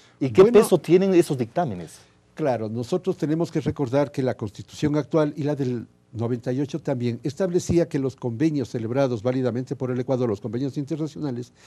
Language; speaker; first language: Spanish; native; Spanish